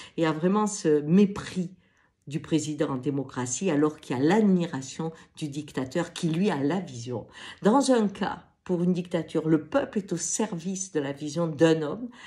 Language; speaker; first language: French; native; French